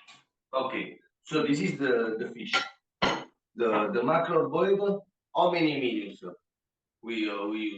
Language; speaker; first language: English; non-native, learner; Italian